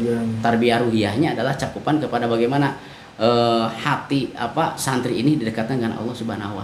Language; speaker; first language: Indonesian; non-native, local second language; Sundanese